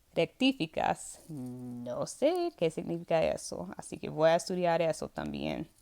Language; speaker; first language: Spanish; non-native, learner; English